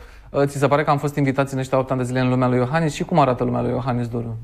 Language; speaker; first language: Romanian; native; Romanian